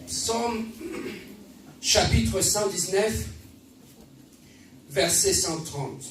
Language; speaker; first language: French; non-native, local second language; Lingala